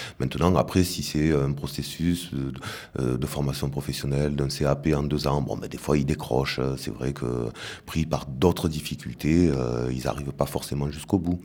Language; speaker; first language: French; native; French